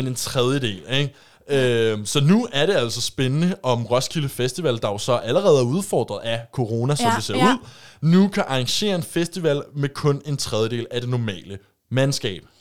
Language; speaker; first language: Danish; native; Danish